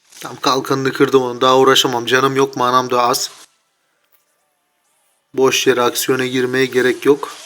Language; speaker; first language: Turkish; native; Turkish